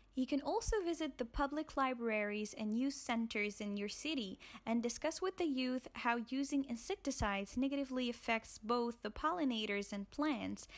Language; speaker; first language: English; non-native, fluent; Arabic